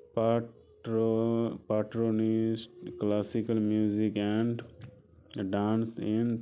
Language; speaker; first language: English; non-native, local second language; Bangla